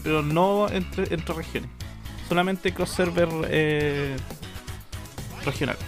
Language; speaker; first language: Spanish; native; Spanish